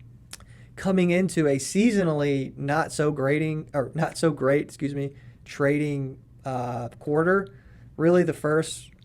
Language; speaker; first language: English; native; English